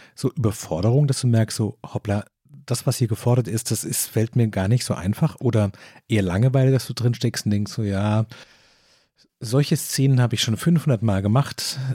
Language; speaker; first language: German; native; German